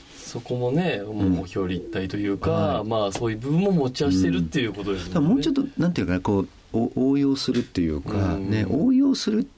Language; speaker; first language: Japanese; non-native, fluent; English